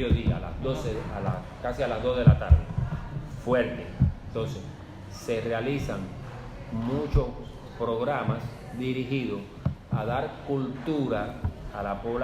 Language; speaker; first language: Spanish; native; Spanish